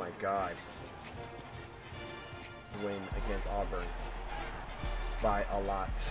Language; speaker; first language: English; native; English